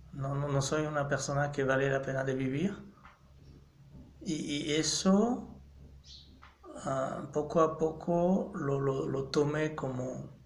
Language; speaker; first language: Spanish; non-native, fluent; French